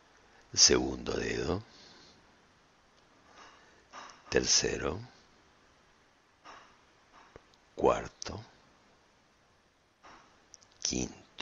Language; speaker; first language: Spanish; native; Spanish